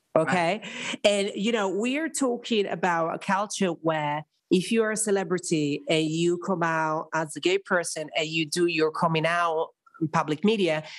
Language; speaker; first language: English; non-native, fluent; Italian